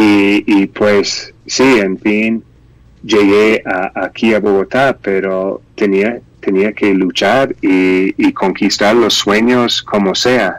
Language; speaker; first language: Spanish; non-native, fluent; English